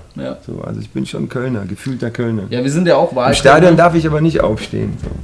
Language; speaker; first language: German; native; German